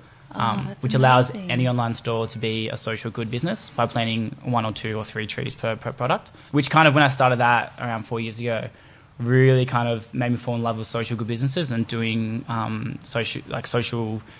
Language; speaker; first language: English; native; English